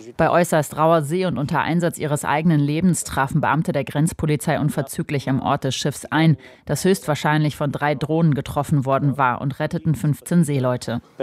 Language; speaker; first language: German; native; German